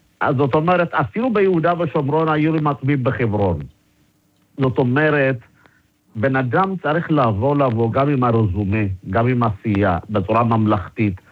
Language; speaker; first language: Hebrew; non-native, fluent; Amharic